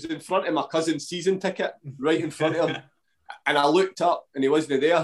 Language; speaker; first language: English; native; English